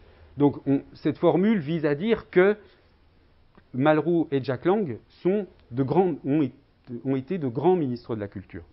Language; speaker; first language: French; native; French